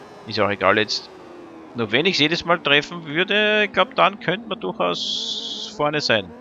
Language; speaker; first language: German; native; German